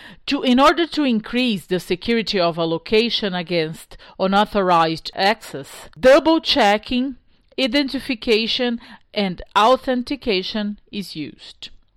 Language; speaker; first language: English; non-native, fluent; Portuguese